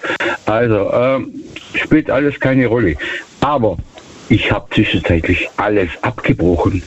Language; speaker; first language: German; native; German